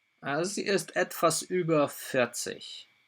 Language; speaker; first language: German; non-native, fluent; Polish